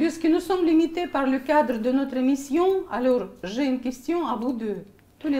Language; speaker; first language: French; non-native, fluent; Russian